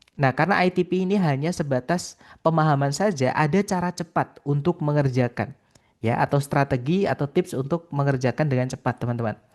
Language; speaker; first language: Indonesian; non-native, local second language; Javanese